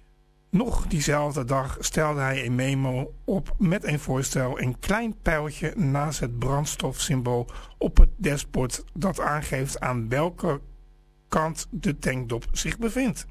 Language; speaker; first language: Dutch; native; Dutch